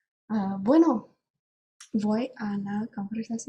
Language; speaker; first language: Spanish; non-native, learner; English